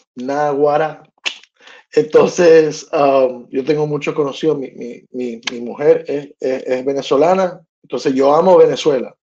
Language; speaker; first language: Spanish; early bilingual, heritage; Spanish